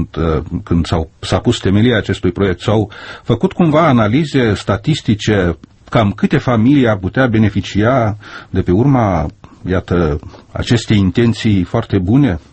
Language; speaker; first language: Romanian; native; Romanian